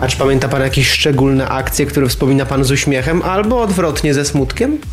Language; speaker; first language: Polish; native; Polish